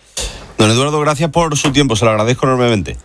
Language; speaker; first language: Spanish; native; Spanish